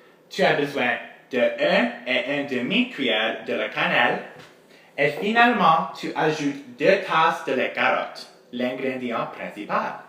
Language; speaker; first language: French; non-native, learner; English